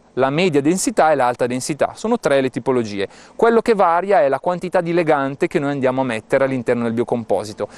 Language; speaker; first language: Italian; native; Italian